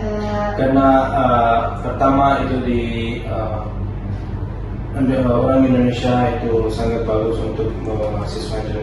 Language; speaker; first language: Indonesian; non-native, learner; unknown